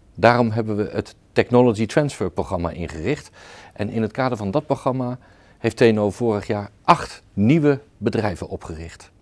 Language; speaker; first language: Dutch; native; Dutch